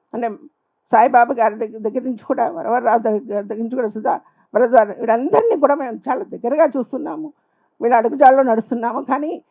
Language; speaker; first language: Telugu; non-native, local second language; Urdu